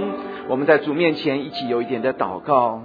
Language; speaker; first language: Chinese; native; Chinese